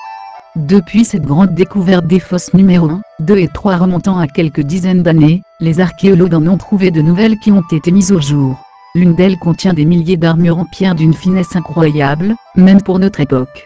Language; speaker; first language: French; native; French